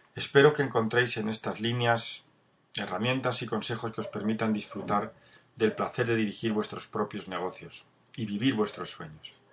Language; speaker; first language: Spanish; native; Spanish